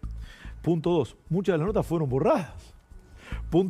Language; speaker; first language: Spanish; native; Spanish